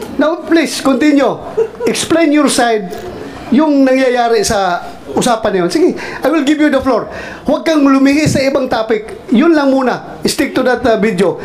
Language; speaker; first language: Filipino; non-native, local second language; Cebuano